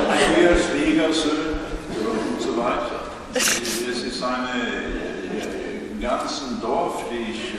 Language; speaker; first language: German; non-native, learner; Swedish